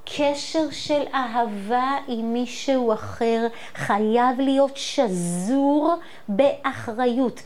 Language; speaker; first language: Hebrew; native; Hebrew